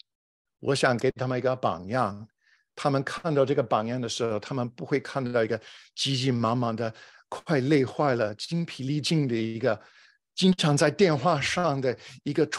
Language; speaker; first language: Chinese; non-native, fluent; English